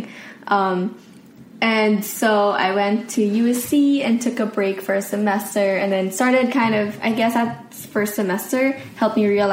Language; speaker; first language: English; non-native, local second language; Filipino